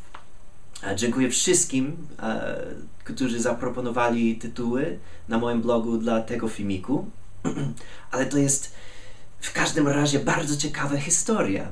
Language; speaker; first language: Polish; non-native, fluent; English